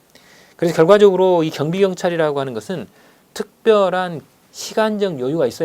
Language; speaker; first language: Korean; native; Korean